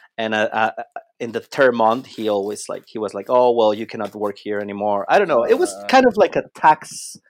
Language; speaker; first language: English; non-native, fluent; Spanish